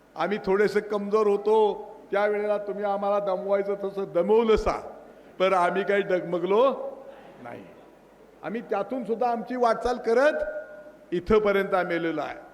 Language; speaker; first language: Marathi; native; Marathi